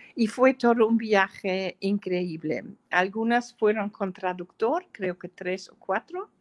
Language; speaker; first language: Spanish; non-native, fluent; German